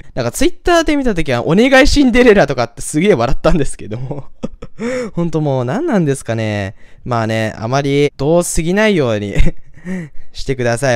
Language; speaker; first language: Japanese; native; Japanese